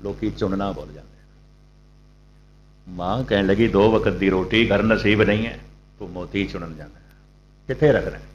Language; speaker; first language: Urdu; non-native, local second language; Punjabi